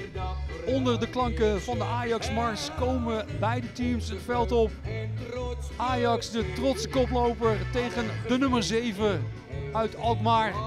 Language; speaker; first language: Dutch; native; Dutch